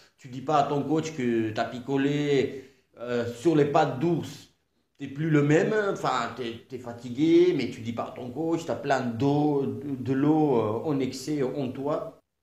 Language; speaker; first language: French; non-native, fluent; Georgian